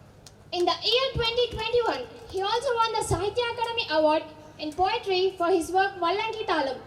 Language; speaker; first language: English; non-native, local second language; Telugu